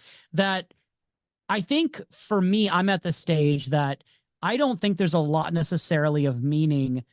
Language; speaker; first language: English; native; English